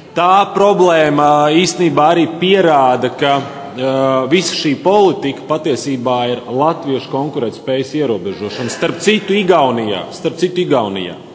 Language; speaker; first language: Latvian; native; Latvian